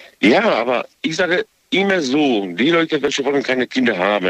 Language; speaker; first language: German; non-native, learner; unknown